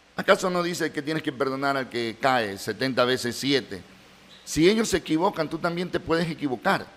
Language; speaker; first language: Spanish; native; Spanish